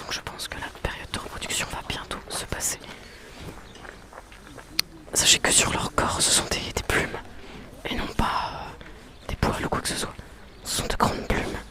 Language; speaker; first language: French; native; French